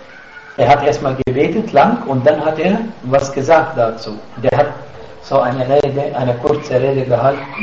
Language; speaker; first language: German; non-native, fluent; Arabic